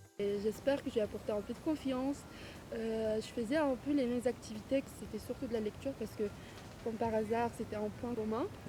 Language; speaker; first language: French; non-native, fluent; Arabic